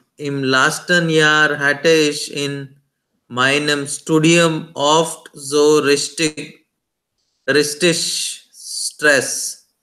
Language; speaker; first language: German; non-native, learner; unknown